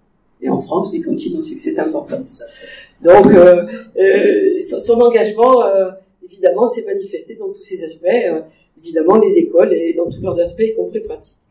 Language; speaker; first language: French; native; French